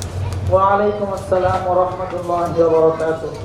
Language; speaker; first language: Arabic; non-native, learner; Bangla